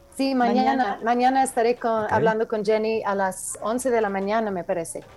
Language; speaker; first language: Spanish; non-native, fluent; English